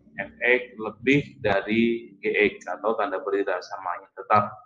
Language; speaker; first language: Indonesian; native; Indonesian